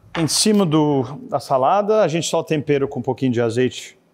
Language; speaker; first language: Portuguese; non-native, fluent; English